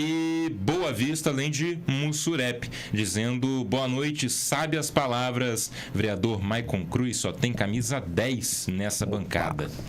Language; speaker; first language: Portuguese; native; Portuguese